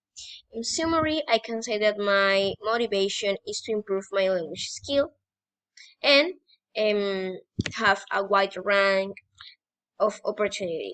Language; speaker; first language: English; non-native, learner; Spanish